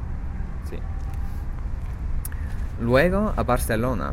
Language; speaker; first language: Spanish; non-native, fluent; English